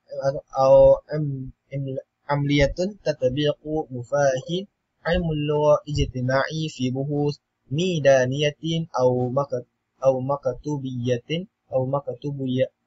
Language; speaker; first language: Arabic; non-native, learner; Malay